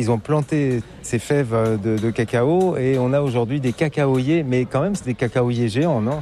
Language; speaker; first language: French; native; French